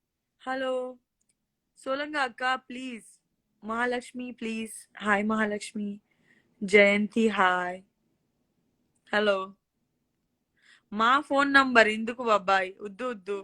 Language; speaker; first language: Telugu; non-native, local second language; Gujarati